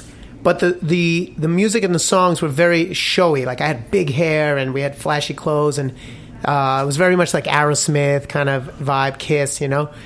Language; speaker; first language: English; native; English